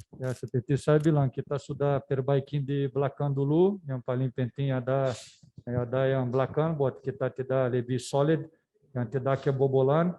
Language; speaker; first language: Indonesian; non-native, fluent; Dutch